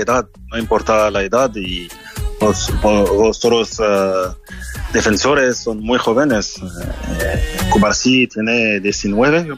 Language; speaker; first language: Spanish; non-native, fluent; French